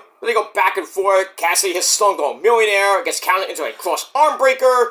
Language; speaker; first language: English; native; English